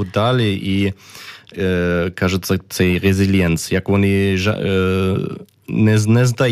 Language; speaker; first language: Ukrainian; early bilingual, heritage; German